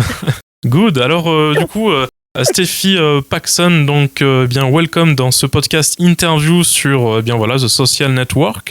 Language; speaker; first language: French; native; French